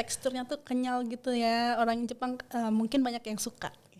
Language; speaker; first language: Indonesian; non-native, fluent; Japanese